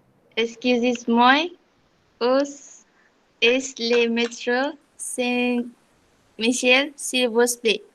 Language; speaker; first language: French; non-native, learner; Malay